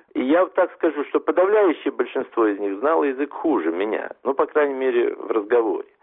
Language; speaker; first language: Russian; non-native, local second language; German